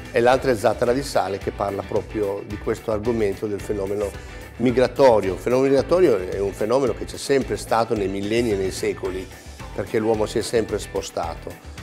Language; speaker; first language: Italian; early bilingual, heritage; Italian